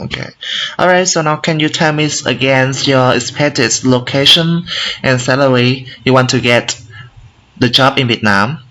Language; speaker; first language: English; non-native, learner; Vietnamese